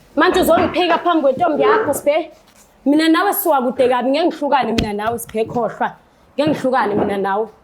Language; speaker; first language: Zulu; native; Zulu